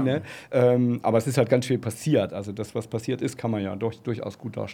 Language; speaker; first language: German; native; German